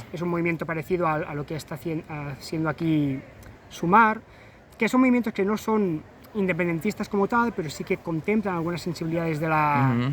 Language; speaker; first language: Spanish; native; Spanish